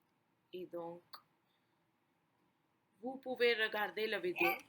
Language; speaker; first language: French; non-native, fluent; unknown